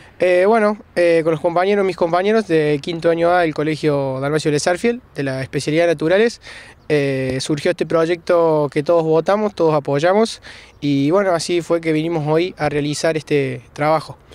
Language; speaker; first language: Spanish; native; Spanish